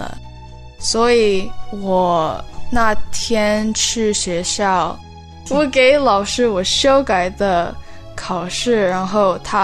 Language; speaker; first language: Chinese; early bilingual, heritage; Chinese